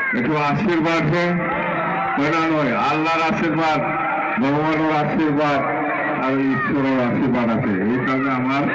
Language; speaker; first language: Assamese; non-native, local second language; Bangla